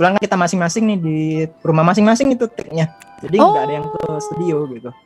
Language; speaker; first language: Indonesian; native; Indonesian